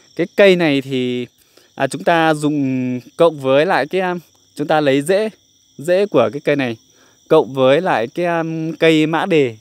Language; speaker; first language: Vietnamese; non-native, local second language; Iu Mien